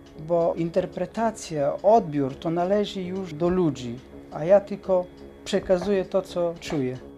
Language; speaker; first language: Polish; non-native, fluent; Bulgarian